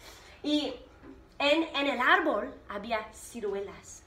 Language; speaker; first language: Spanish; non-native, fluent; English